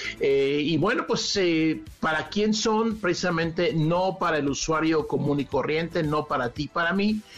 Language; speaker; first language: Spanish; native; Spanish